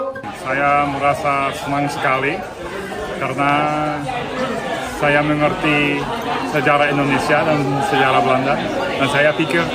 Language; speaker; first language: Indonesian; non-native, fluent; Dutch